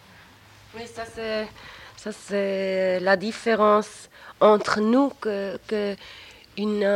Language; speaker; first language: French; non-native, local second language; German